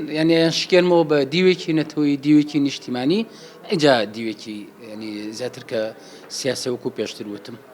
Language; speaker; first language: Central Kurdish; non-native, local second language; Gurani